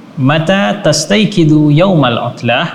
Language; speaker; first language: Arabic; non-native, fluent; Indonesian